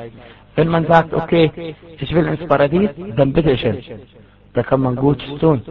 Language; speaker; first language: German; non-native, fluent; Arabic